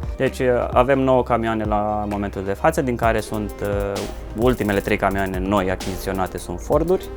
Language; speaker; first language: Romanian; early bilingual, heritage; Romanian